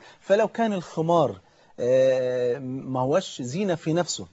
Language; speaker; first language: Arabic; native; Arabic